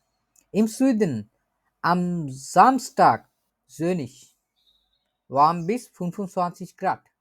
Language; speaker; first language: German; non-native, learner; Bangla